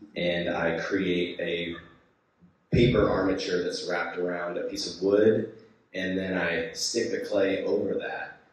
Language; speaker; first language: English; native; English